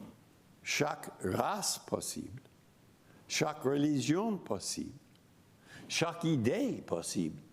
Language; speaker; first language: French; non-native, fluent; English